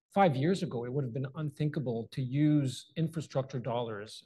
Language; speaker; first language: English; non-native, local second language; French